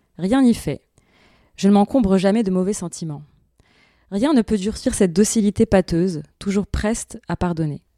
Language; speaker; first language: French; non-native, local second language; Arabic